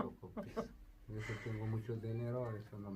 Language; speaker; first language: Spanish; non-native, learner; Arabic